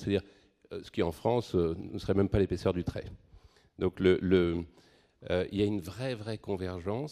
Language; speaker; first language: French; native; French